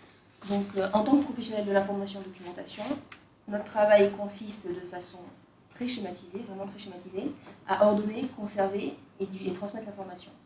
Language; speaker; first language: French; native; French